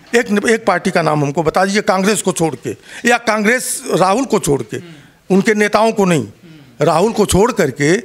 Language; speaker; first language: Hindi; native; Hindi